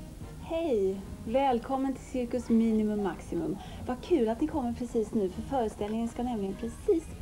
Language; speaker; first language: Swedish; native; Swedish